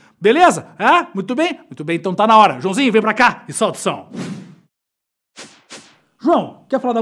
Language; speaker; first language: Portuguese; native; Portuguese